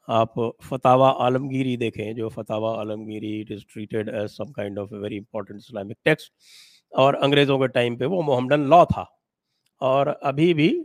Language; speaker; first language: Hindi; native; Hindi